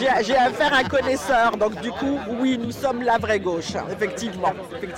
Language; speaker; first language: French; native; French